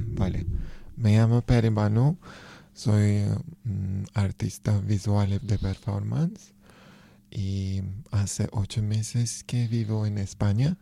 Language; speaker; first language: Spanish; non-native, learner; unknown